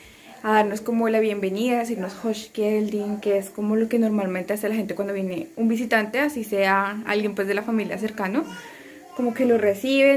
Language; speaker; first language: Spanish; native; Spanish